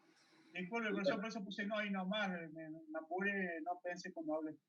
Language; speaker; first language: Spanish; native; Spanish